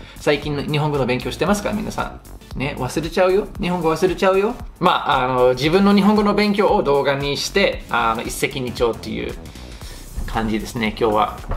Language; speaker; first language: Japanese; non-native, fluent; English